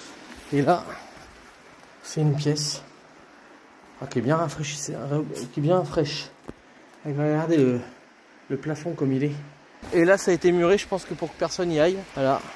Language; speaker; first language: French; native; French